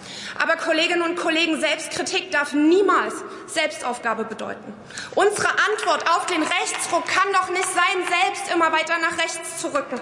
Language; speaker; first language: German; early bilingual, other home language; Arabic